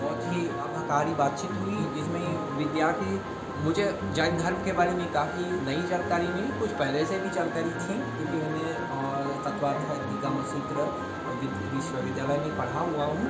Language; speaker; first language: Hindi; non-native, fluent; Polish